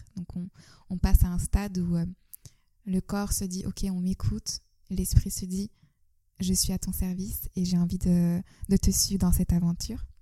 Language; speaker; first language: French; non-native, fluent; Turkish